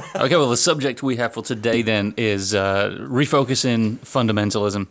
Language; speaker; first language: English; native; English